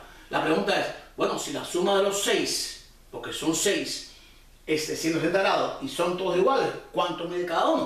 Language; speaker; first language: Spanish; native; Spanish